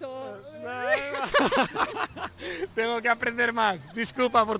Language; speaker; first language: Portuguese; non-native, learner; Spanish